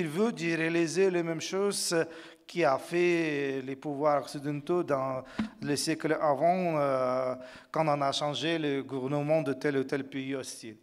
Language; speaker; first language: French; non-native, fluent; Ukrainian